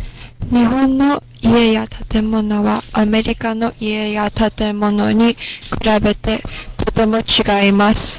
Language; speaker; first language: Japanese; non-native, learner; English